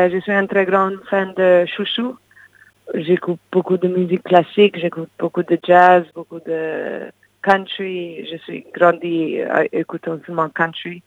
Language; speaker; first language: French; non-native, fluent; English